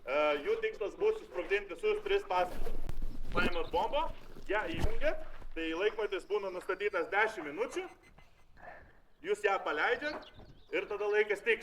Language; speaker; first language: Lithuanian; native; Lithuanian